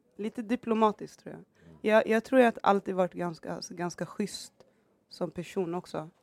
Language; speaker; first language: Swedish; early bilingual, other home language; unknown